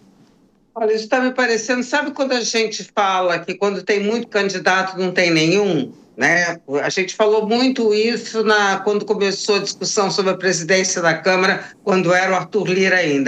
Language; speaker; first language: Portuguese; native; Portuguese